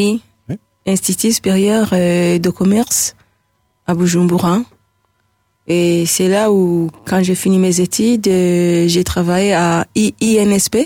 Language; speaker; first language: French; non-native, local second language; Rundi